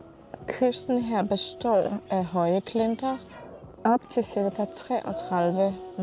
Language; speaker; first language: Danish; non-native, fluent; Polish